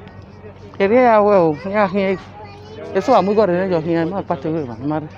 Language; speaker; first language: Italian; non-native, learner; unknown